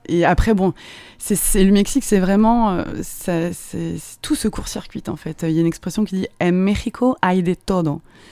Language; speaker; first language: French; native; French